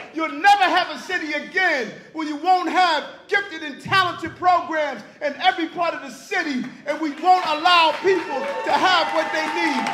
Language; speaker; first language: English; native; English